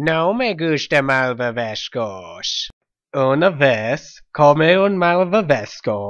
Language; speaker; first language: Spanish; non-native, learner; English